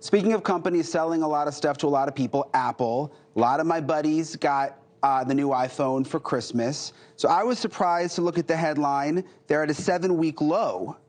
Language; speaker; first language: English; native; English